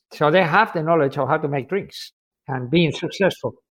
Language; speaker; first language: English; non-native, fluent; Spanish